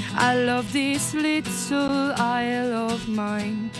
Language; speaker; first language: English; native; English